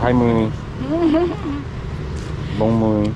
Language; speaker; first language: Vietnamese; non-native, learner; English